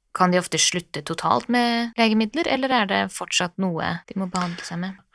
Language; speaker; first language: Norwegian; native; Norwegian